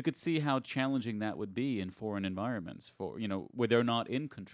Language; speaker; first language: English; native; English